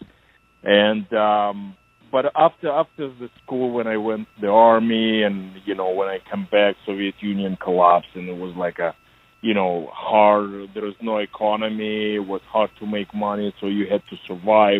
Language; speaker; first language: English; non-native, fluent; Ukrainian